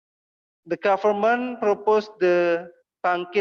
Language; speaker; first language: English; non-native, learner; Indonesian